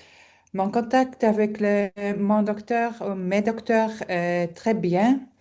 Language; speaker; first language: French; non-native, local second language; Dutch